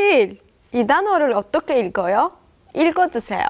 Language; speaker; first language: Korean; non-native, learner; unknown